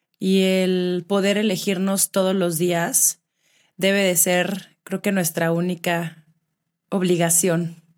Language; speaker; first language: Spanish; native; Spanish